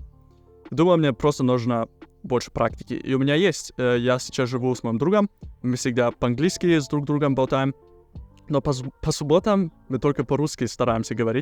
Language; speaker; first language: Russian; early bilingual, heritage; German